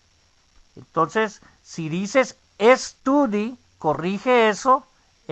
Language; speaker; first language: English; non-native, fluent; Spanish